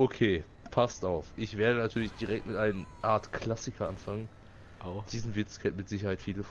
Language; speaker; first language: German; native; German